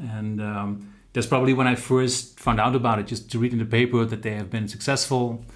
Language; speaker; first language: English; non-native, fluent; Dutch